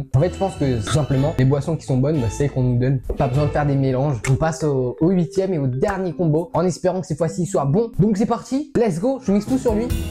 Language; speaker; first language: French; native; French